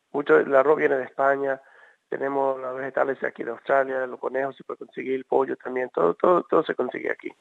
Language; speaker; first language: Spanish; early bilingual, heritage; Spanish